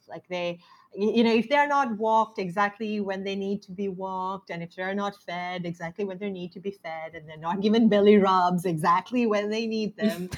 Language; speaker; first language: English; non-native, local second language; Sinhala